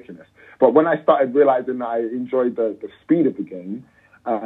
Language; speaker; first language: English; native; English